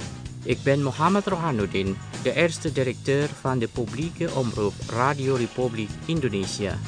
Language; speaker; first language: Dutch; non-native, learner; Indonesian